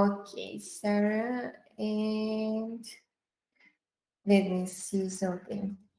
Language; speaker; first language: English; non-native, fluent; Spanish